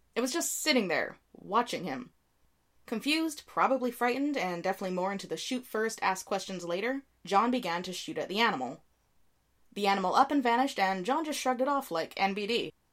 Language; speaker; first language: English; native; English